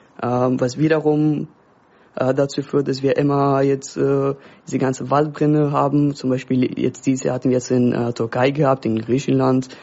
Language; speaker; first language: German; non-native, fluent; Persian